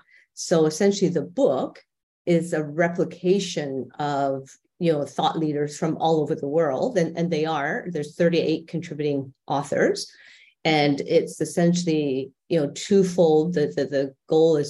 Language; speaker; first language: English; native; English